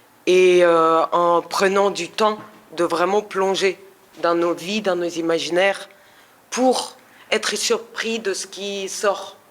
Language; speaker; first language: French; non-native, fluent; Russian